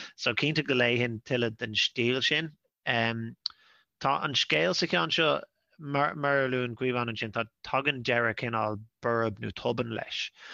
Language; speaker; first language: Irish; non-native, local second language; English